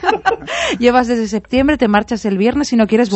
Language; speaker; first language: Spanish; native; Spanish